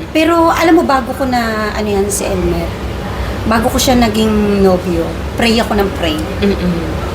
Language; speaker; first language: Filipino; native; Filipino